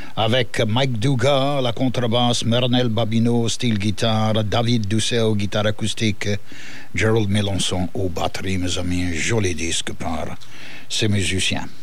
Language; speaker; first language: French; early bilingual, heritage; French